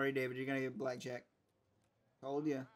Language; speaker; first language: English; native; English